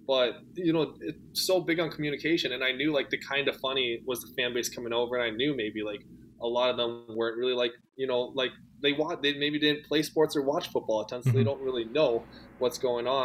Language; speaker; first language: English; native; English